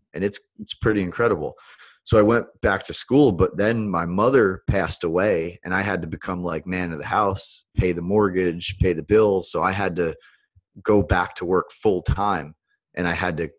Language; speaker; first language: English; native; English